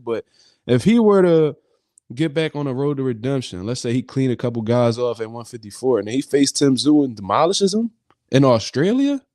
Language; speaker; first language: English; native; English